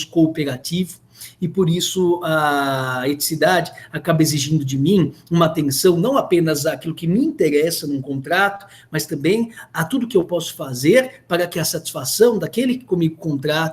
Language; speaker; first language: Portuguese; native; Portuguese